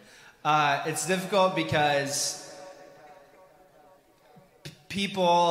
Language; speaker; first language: English; native; English